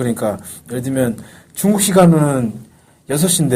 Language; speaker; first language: Korean; native; Korean